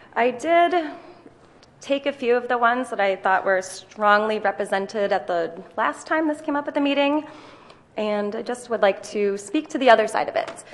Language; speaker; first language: English; native; English